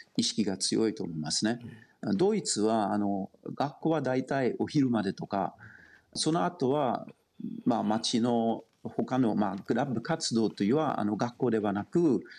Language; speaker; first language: Japanese; non-native, fluent; German